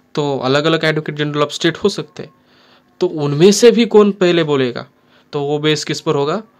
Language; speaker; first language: Hindi; non-native, local second language; Marathi